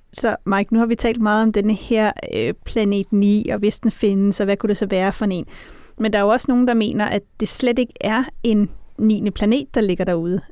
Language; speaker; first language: Danish; native; Danish